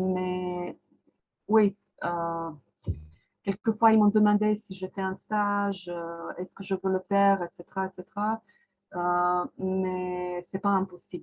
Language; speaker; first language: French; non-native, fluent; Croatian